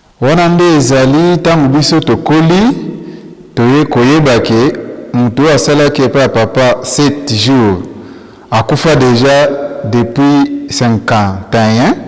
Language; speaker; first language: Lingala; non-native, local second language; Swahili